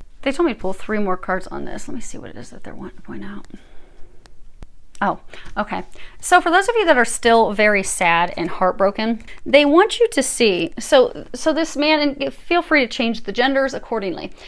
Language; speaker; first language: English; native; English